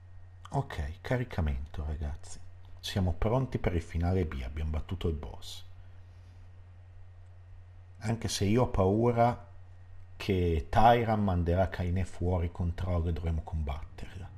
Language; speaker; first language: Italian; native; Italian